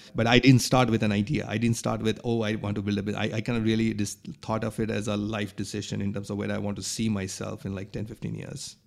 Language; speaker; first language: English; non-native, local second language; Bangla